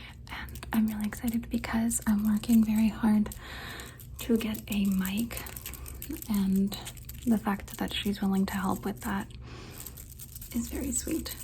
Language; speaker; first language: English; early bilingual, other home language; Spanish